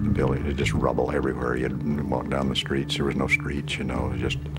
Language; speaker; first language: English; native; English